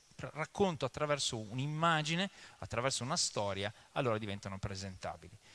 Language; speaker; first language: Italian; early bilingual, other home language; English